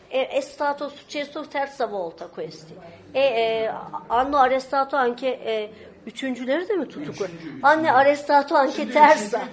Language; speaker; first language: Italian; non-native, fluent; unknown